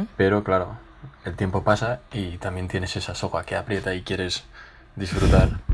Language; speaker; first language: Spanish; native; Spanish